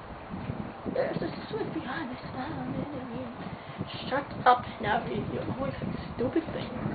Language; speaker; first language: English; native; English